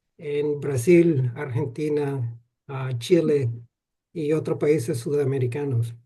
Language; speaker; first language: Spanish; non-native, fluent; English